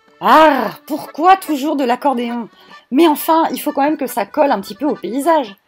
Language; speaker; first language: French; native; French